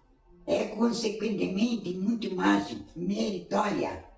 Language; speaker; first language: Portuguese; native; Portuguese